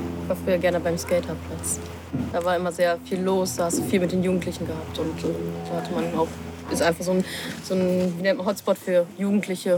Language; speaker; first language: German; native; German